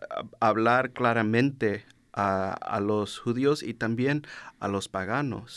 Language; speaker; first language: Spanish; early bilingual, heritage; Spanish